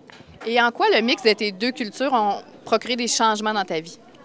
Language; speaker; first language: French; native; French